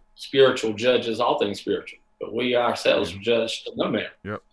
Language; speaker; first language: English; native; English